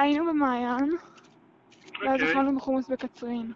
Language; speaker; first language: Hebrew; native; Hebrew